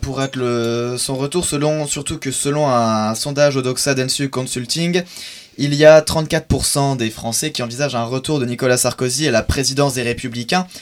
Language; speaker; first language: French; native; French